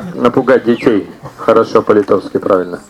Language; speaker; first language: Russian; native; Russian